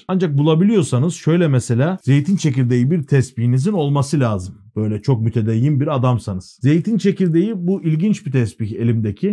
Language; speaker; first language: Turkish; native; Turkish